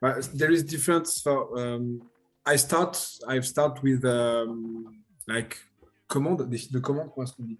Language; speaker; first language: English; non-native, learner; French